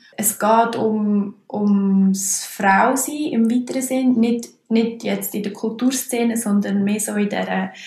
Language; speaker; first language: German; native; German